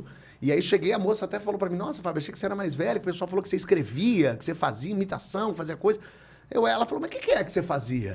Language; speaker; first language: Portuguese; native; Portuguese